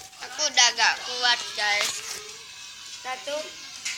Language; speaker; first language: Indonesian; non-native, local second language; Javanese